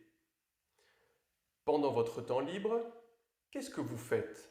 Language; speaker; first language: French; native; French